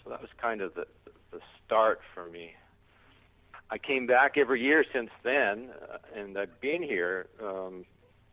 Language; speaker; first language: English; native; English